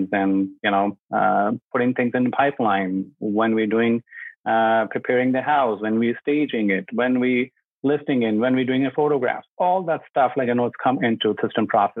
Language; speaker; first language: English; non-native, local second language; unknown